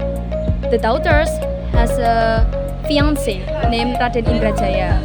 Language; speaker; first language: English; non-native, learner; Indonesian